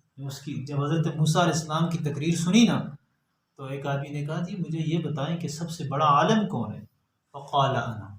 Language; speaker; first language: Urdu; non-native, local second language; Northern Hindko